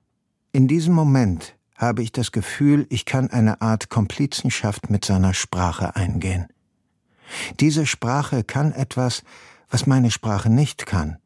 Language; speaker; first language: German; non-native, fluent; Persian